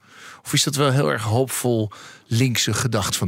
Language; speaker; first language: Dutch; native; Dutch